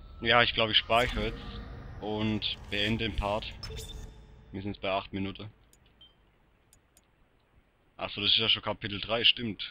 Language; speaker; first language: German; native; German